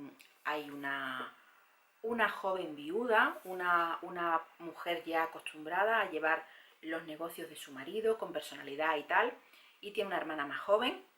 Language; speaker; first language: Spanish; native; Spanish